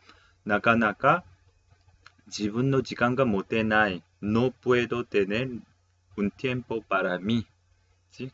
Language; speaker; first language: Spanish; non-native, fluent; Korean